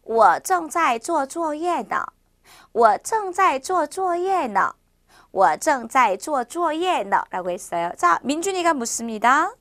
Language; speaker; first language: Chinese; non-native, fluent; Korean